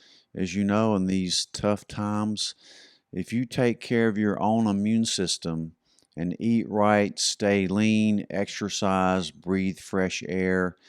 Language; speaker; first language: English; native; English